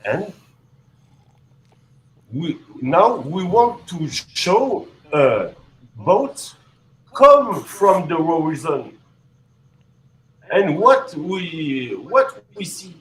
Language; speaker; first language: English; non-native, learner; French